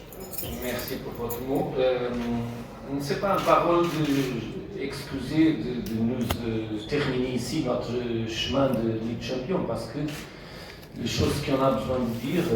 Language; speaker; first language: French; non-native, fluent; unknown